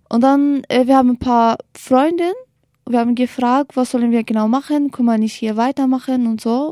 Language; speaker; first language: German; non-native, learner; Kurdish